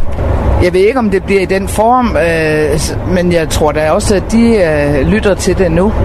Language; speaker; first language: Danish; native; Danish